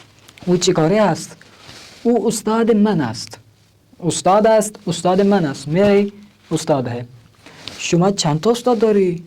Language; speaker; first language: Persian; non-native, fluent; Urdu